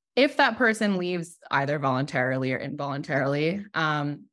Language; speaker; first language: English; native; English